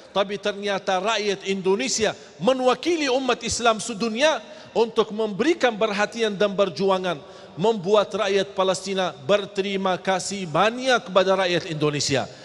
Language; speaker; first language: Malay; non-native, fluent; Arabic